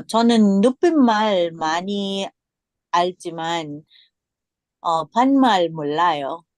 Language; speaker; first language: Korean; non-native, learner; English